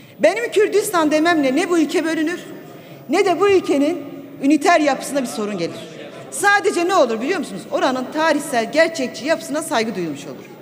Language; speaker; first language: Turkish; non-native, local second language; Kurdish